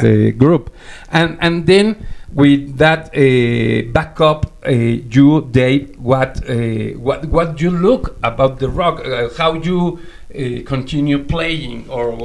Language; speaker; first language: English; non-native, learner; Spanish